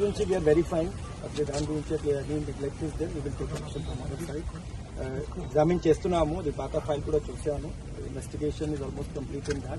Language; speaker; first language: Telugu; non-native, learner; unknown